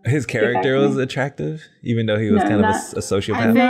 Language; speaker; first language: English; native; English